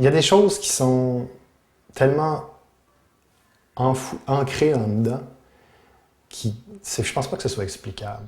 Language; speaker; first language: French; native; French